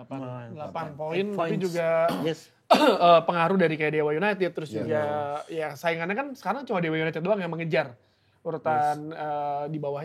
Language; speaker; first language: Indonesian; native; Indonesian